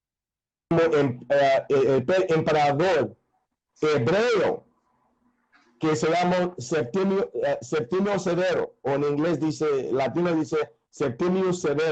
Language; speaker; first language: Spanish; non-native, fluent; English